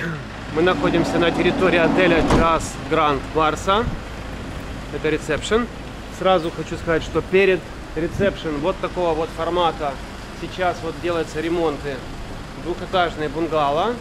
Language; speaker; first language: Russian; native; Russian